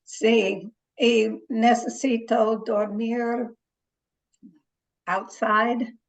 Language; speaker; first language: Spanish; non-native, learner; English